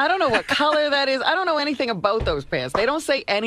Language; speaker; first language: English; native; English